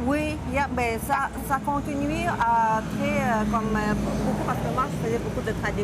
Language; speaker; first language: French; non-native, fluent; Russian